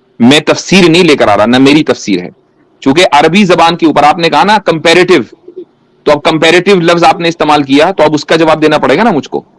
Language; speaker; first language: Urdu; native; Urdu